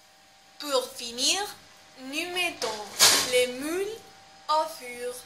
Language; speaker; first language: French; non-native, learner; Spanish